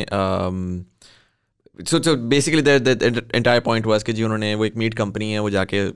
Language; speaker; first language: Hindi; native; Hindi